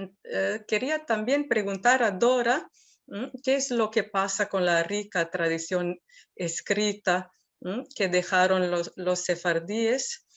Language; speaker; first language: Spanish; non-native, fluent; Serbian